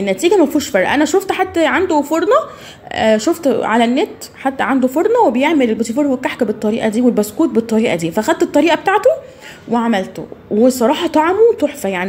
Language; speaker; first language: Arabic; native; Arabic